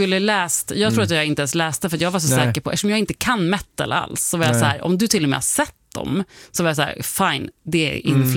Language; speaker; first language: Swedish; native; Swedish